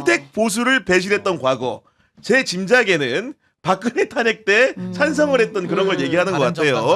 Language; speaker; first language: Korean; native; Korean